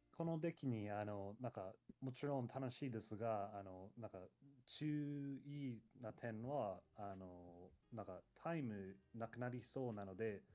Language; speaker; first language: Japanese; non-native, learner; English